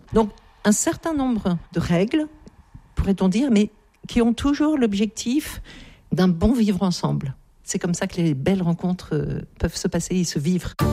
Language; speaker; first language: French; native; French